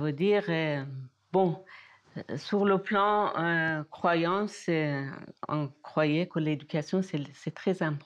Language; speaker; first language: French; non-native, fluent; Persian